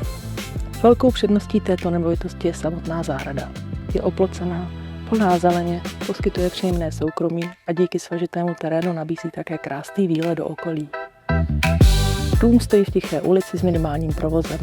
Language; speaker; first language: Czech; native; Czech